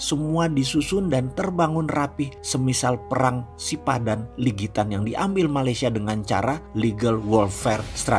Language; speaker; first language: Indonesian; native; Indonesian